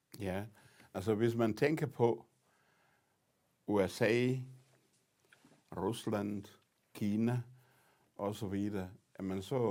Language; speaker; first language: Danish; non-native, fluent; Portuguese